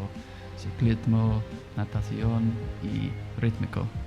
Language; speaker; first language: Spanish; non-native, learner; English